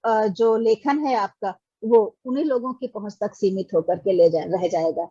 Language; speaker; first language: Hindi; native; Hindi